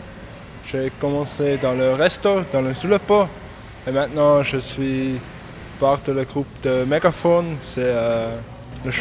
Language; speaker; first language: French; non-native, local second language; German